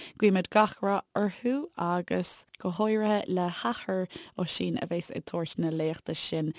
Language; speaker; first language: Irish; native; Irish